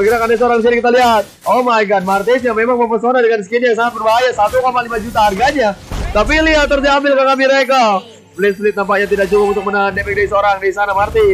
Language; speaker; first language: Indonesian; native; Indonesian